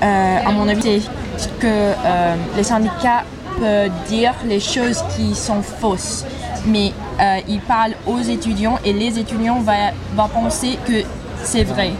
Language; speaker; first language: French; non-native, learner; English